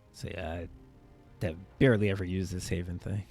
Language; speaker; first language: English; native; English